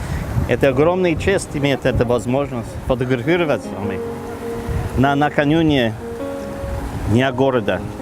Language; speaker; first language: Russian; non-native, fluent; English